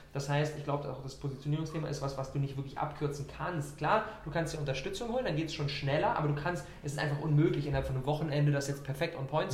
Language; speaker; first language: German; native; German